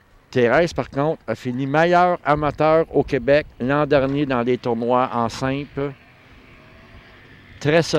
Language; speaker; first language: French; native; French